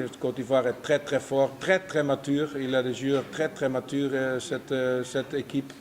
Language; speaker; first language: French; non-native, fluent; Dutch